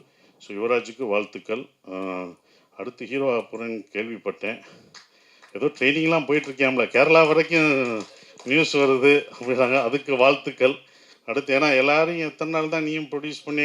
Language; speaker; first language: Tamil; native; Tamil